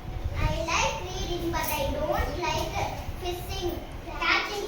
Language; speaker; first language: English; non-native, learner; Tamil